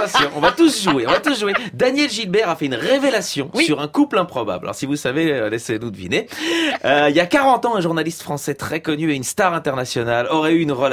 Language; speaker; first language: French; native; French